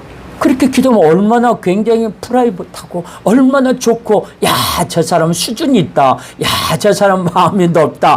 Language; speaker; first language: Korean; native; Korean